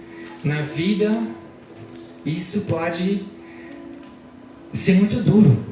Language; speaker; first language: Portuguese; non-native, fluent; German